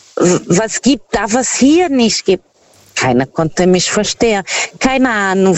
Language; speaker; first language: German; non-native, fluent; Portuguese